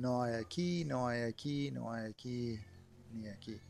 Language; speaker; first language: Spanish; non-native, learner; English